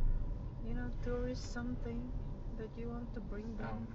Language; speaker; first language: English; non-native, local second language; Iloko